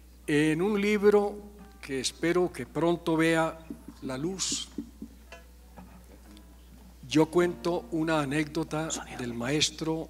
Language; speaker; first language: Spanish; native; Spanish